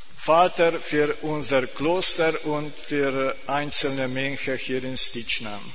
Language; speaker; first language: German; non-native, fluent; Slovenian